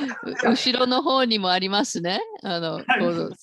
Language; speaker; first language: Japanese; non-native, fluent; English